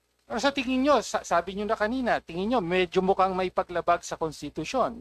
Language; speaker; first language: Filipino; native; Filipino